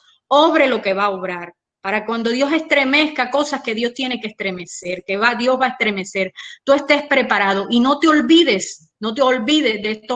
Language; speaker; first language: Spanish; native; Spanish